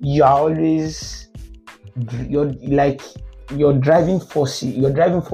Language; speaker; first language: English; non-native, local second language; Yoruba